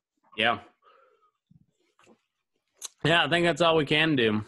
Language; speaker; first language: English; native; English